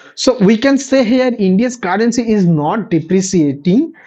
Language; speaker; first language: English; non-native, local second language; Bangla